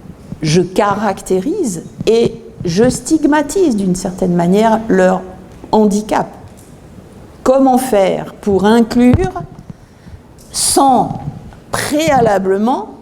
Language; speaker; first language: French; native; French